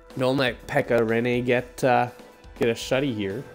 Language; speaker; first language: English; native; English